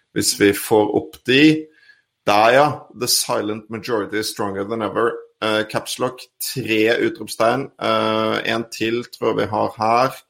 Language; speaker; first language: Norwegian; native; Norwegian